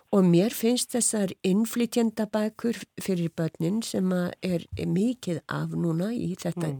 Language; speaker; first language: Icelandic; native; Icelandic